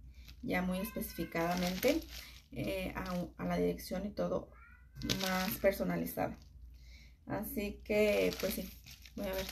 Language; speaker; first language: Spanish; native; Spanish